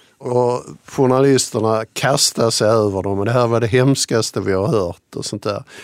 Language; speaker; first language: Swedish; native; Swedish